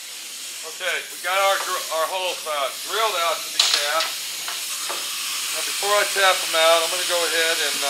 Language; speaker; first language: English; native; English